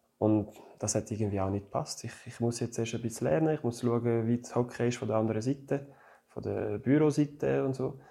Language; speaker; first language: German; non-native, fluent; French